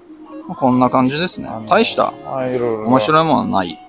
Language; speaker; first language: Japanese; native; Japanese